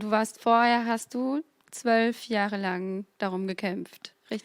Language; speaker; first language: German; native; German